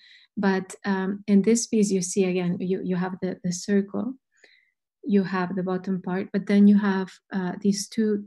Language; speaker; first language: English; non-native, fluent; Spanish